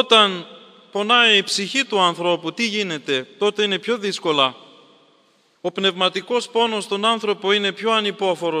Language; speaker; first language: Greek; native; Greek